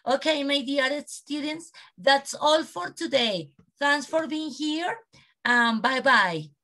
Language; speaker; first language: English; non-native, learner; Spanish